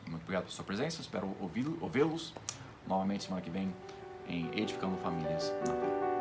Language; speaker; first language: Portuguese; non-native, fluent; English